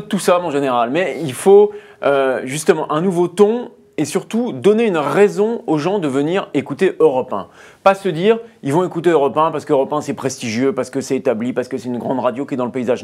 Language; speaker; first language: French; native; French